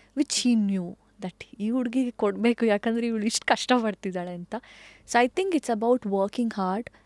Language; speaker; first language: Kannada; non-native, local second language; Tulu